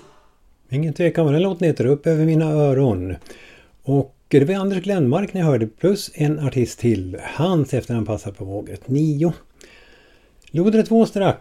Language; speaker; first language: Swedish; native; Swedish